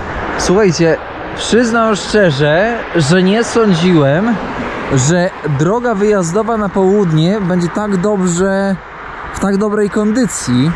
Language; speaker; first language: Polish; native; Polish